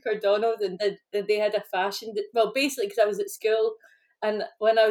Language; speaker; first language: English; native; English